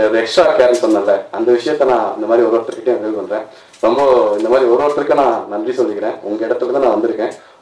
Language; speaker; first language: Tamil; native; Tamil